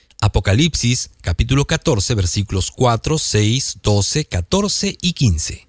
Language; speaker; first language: Spanish; native; Spanish